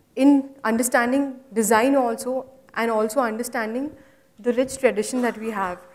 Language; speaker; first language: English; non-native, local second language; Hindi